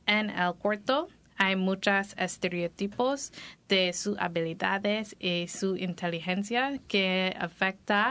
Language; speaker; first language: Spanish; non-native, learner; English